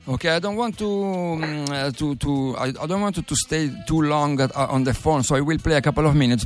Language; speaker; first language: English; non-native, fluent; Italian